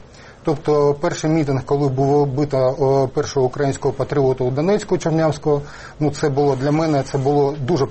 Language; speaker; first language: Ukrainian; native; Ukrainian